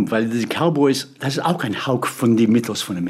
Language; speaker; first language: German; non-native, fluent; English